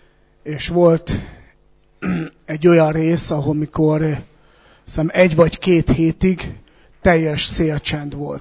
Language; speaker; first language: Hungarian; native; Hungarian